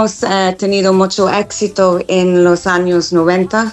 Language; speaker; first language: Spanish; non-native, fluent; English